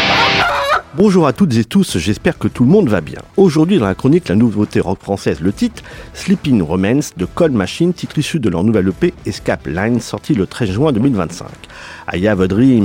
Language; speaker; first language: French; native; French